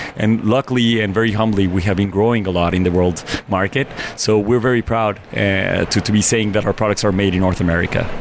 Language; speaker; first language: English; non-native, fluent; Spanish